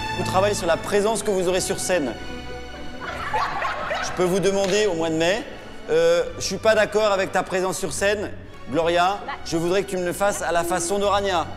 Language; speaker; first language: French; native; French